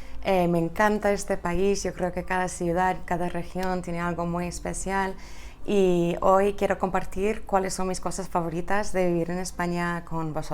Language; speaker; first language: Spanish; non-native, fluent; English